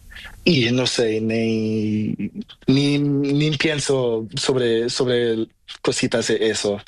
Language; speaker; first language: Spanish; non-native, learner; Portuguese